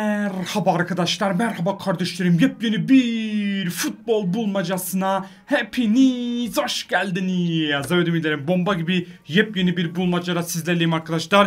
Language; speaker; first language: Turkish; native; Turkish